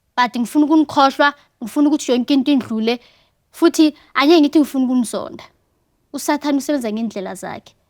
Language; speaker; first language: Zulu; native; Zulu